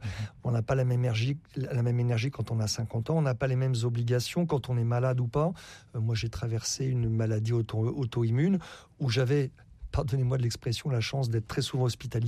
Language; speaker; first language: French; native; French